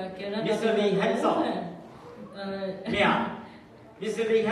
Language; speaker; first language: English; non-native, learner; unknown